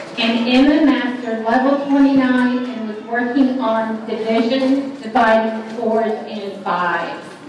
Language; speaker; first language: English; native; English